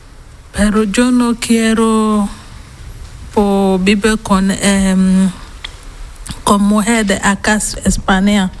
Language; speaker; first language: Spanish; non-native, learner; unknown